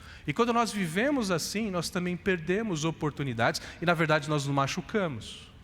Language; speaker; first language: Portuguese; native; Portuguese